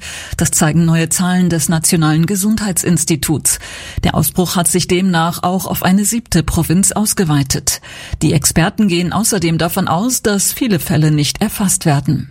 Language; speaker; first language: German; native; German